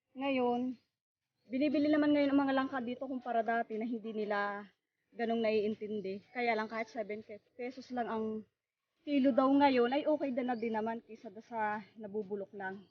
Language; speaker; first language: Filipino; non-native, local second language; Bikol